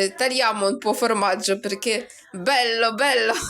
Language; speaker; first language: Italian; non-native, learner; Ukrainian